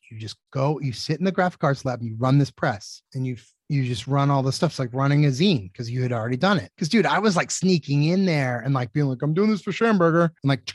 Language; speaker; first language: English; native; English